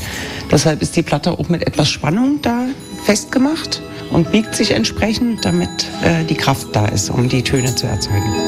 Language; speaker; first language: German; native; German